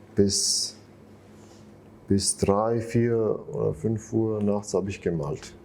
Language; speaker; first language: German; non-native, fluent; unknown